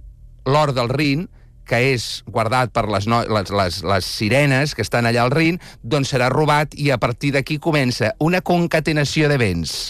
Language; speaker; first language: Catalan; native; Catalan